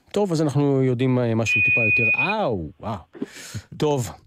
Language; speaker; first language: Hebrew; native; Hebrew